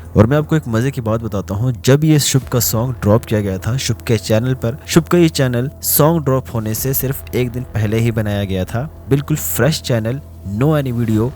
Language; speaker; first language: Urdu; native; Urdu